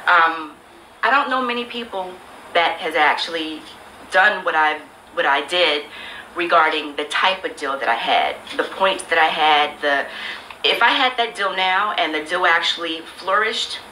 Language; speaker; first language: English; native; English